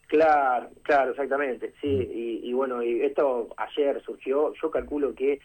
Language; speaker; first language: Spanish; native; Spanish